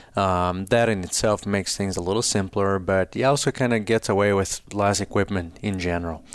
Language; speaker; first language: English; early bilingual, other home language; Portuguese